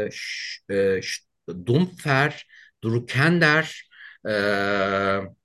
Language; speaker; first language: German; non-native, learner; Turkish